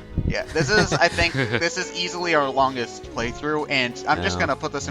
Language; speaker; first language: English; native; English